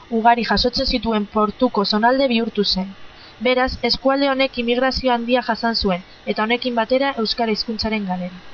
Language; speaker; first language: Basque; non-native, local second language; Spanish